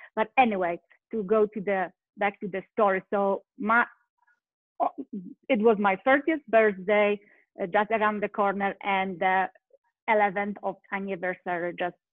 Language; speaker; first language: English; non-native, fluent; Polish